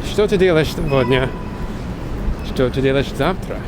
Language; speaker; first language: Russian; non-native, learner; English